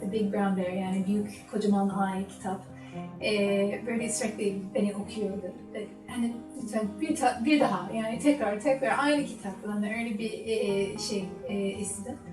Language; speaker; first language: Turkish; non-native, learner; English